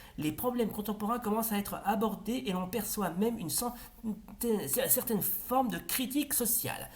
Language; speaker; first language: French; native; French